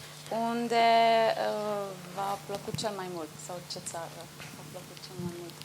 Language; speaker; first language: Romanian; early bilingual, heritage; Romanian